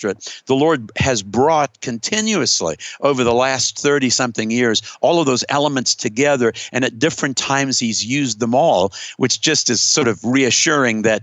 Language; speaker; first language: English; native; English